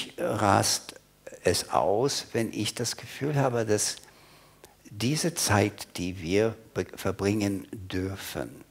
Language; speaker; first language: German; non-native, fluent; English